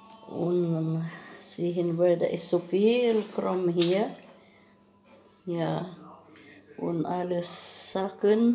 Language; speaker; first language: German; non-native, learner; Filipino